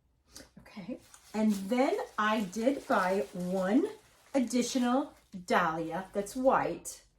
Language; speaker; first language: English; native; English